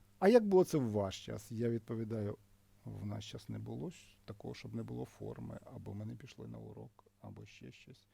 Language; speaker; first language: Ukrainian; native; Ukrainian